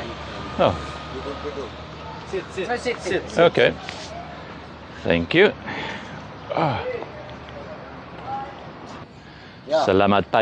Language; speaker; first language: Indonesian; non-native, learner; English